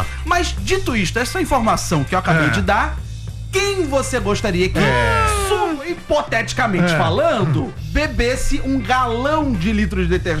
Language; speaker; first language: Portuguese; native; Portuguese